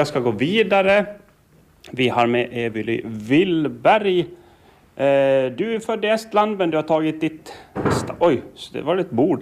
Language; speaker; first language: Swedish; native; Swedish